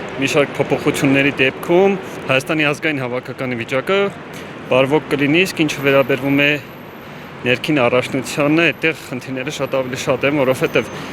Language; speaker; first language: Armenian; native; Armenian